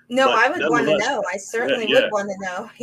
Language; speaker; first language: English; native; English